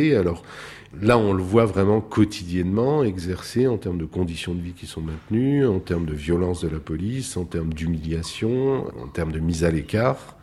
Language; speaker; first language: French; native; French